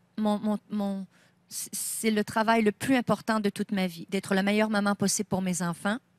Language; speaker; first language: French; native; French